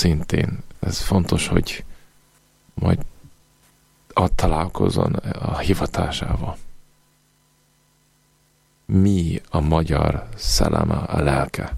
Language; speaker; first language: Hungarian; non-native, fluent; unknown